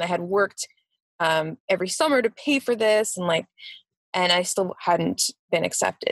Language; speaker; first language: English; native; English